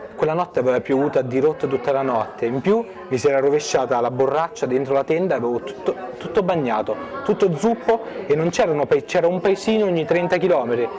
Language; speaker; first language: Italian; native; Italian